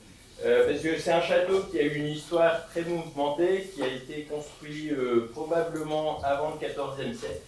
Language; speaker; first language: French; native; French